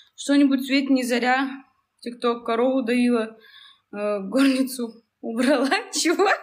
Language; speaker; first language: Russian; native; Russian